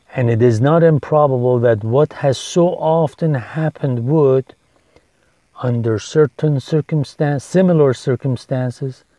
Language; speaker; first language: English; non-native, fluent; Persian